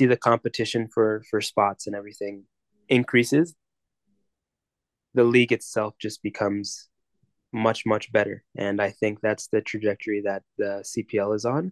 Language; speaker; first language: English; native; English